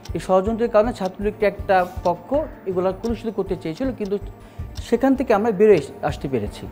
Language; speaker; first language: Bangla; native; Bangla